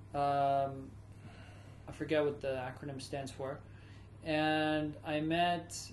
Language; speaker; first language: English; early bilingual, other home language; German